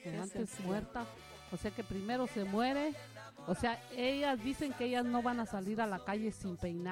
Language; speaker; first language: Spanish; native; Spanish